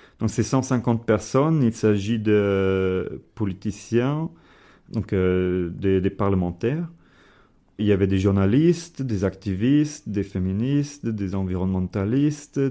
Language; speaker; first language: French; non-native, fluent; German